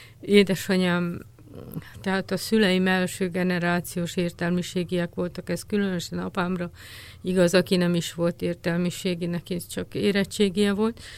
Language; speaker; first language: Hungarian; native; Hungarian